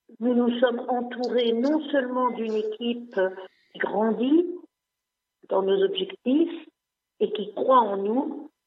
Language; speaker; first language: French; non-native, local second language; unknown